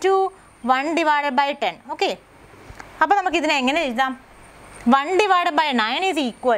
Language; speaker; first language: Malayalam; native; Malayalam